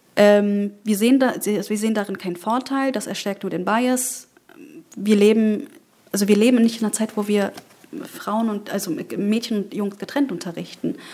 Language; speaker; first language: German; early bilingual, other home language; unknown